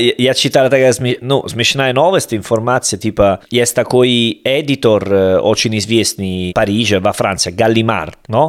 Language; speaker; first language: Russian; non-native, learner; Italian